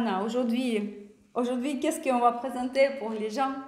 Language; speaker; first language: French; non-native, learner; Russian